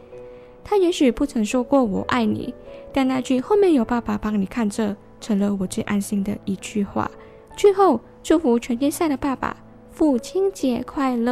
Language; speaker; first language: Chinese; native; Chinese